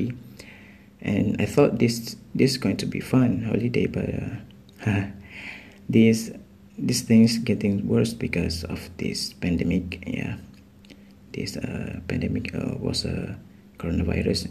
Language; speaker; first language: English; non-native, local second language; Malay